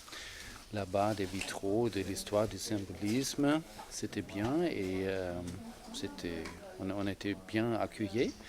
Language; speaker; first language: French; non-native, fluent; German